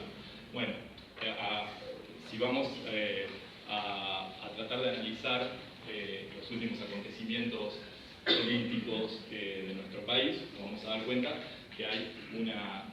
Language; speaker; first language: Spanish; native; Spanish